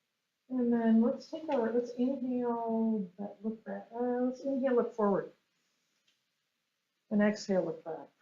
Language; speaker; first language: English; native; English